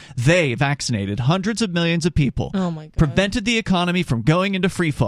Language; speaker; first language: English; native; English